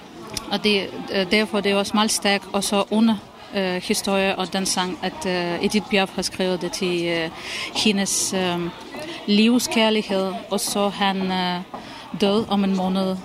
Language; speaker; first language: Danish; non-native, fluent; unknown